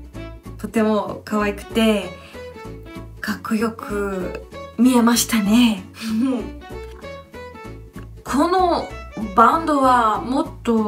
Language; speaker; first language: Japanese; non-native, fluent; Hungarian